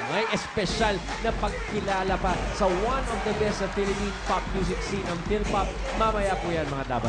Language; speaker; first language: Filipino; native; Filipino